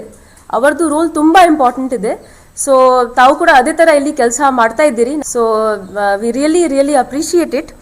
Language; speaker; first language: Kannada; non-native, local second language; Hindi